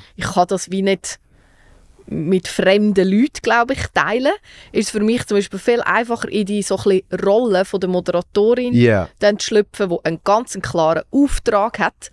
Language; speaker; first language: German; native; German